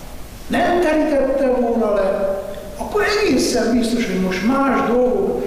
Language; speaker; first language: Hungarian; non-native, fluent; Italian